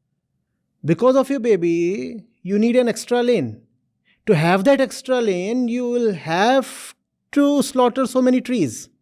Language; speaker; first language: English; non-native, local second language; Hindi